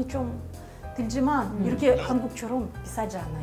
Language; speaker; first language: Korean; non-native, fluent; Russian